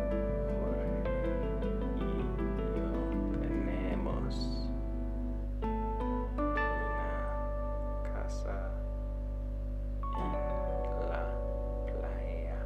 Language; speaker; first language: Spanish; non-native, learner; English